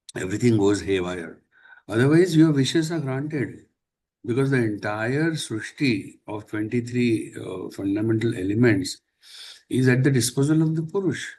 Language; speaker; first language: English; non-native, local second language; Marathi